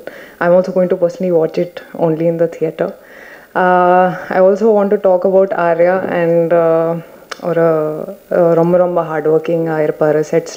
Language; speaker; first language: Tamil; non-native, learner; Hindi